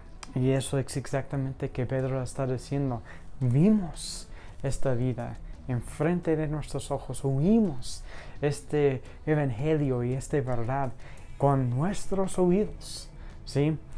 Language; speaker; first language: Spanish; non-native, fluent; English